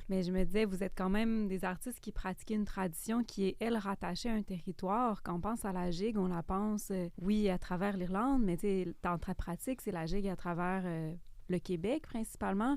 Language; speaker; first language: French; native; French